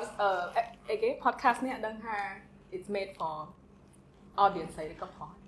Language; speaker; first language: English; non-native, fluent; Khmer